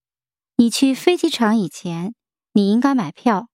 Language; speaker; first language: Chinese; non-native, learner; English